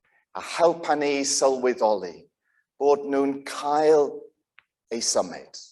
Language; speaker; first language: Welsh; non-native, local second language; English